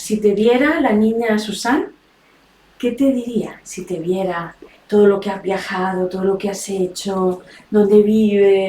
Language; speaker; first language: Spanish; native; Spanish